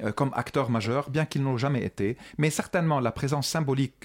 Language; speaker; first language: French; non-native, local second language; Arabic